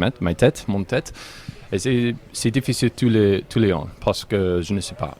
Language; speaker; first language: French; non-native, learner; English